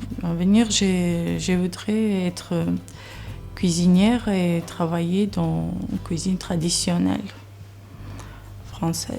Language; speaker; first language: French; non-native, fluent; Georgian